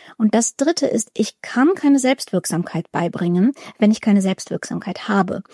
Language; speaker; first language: German; early bilingual, other home language; Russian